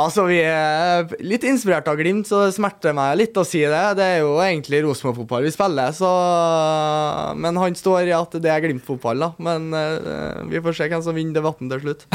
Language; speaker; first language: Norwegian; native; Norwegian